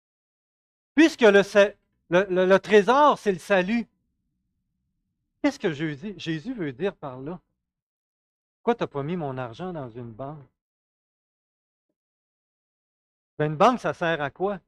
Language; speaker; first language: French; native; French